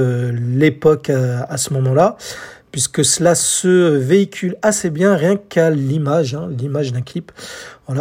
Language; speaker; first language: French; native; French